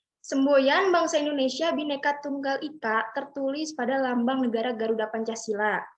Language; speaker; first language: Indonesian; native; Indonesian